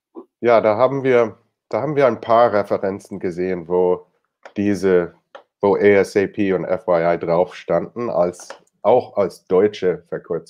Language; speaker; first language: German; non-native, fluent; English